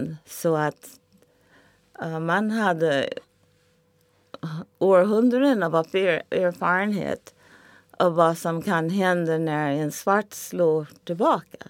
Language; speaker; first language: Swedish; non-native, fluent; English